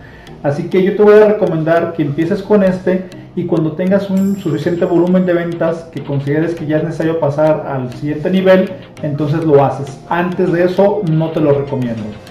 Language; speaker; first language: Spanish; native; Spanish